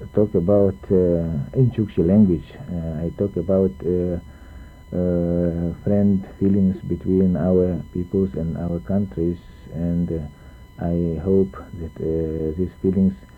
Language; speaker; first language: English; non-native, learner; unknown